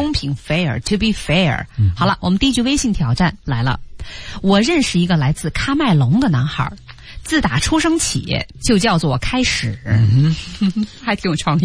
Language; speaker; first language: Chinese; native; Chinese